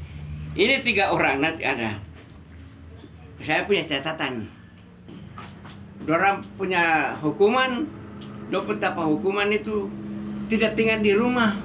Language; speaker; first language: Indonesian; non-native, local second language; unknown